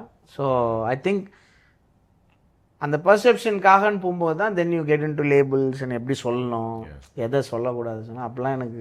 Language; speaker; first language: Tamil; native; Tamil